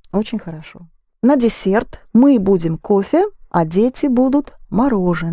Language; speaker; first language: Russian; non-native, fluent; English